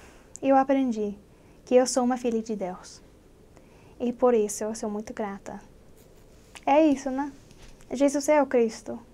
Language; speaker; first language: Portuguese; non-native, fluent; English